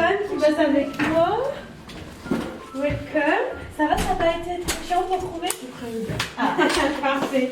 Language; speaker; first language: French; native; French